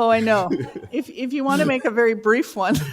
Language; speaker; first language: English; native; English